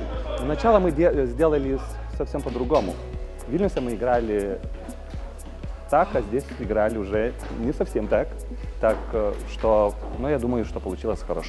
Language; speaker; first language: Russian; non-native, fluent; Lithuanian